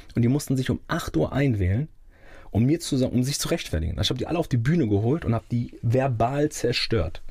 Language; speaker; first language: German; native; German